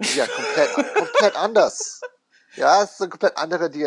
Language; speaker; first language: German; non-native, fluent; English